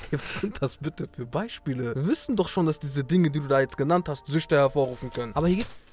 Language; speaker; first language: German; early bilingual, other home language; Arabic